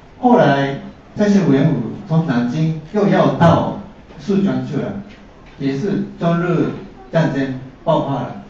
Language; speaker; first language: Chinese; non-native, fluent; Japanese